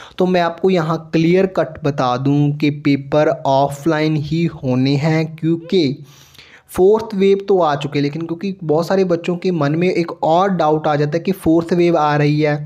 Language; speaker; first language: Hindi; non-native, local second language; Punjabi